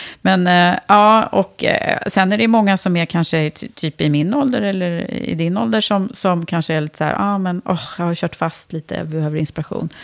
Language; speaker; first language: Swedish; native; Swedish